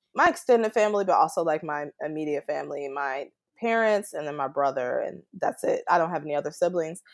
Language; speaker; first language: English; native; English